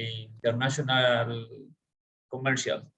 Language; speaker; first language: English; non-native, learner; Spanish